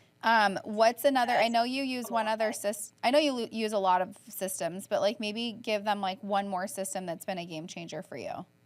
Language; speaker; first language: English; native; English